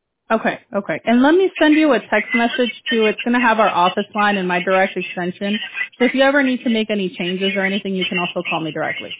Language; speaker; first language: English; early bilingual, other home language; Spanish